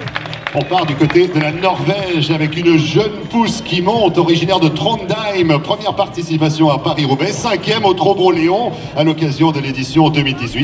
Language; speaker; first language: French; native; French